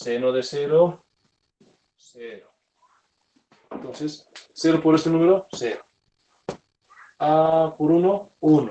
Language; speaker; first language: Spanish; native; Spanish